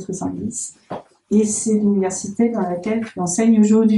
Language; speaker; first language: French; native; French